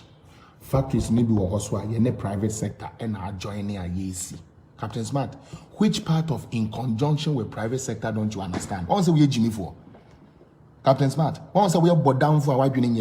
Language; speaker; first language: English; non-native, local second language; Akan